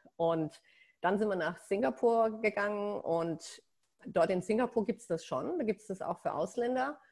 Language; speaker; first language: German; native; German